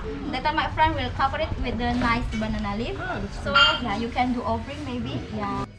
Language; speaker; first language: English; non-native, learner; Balinese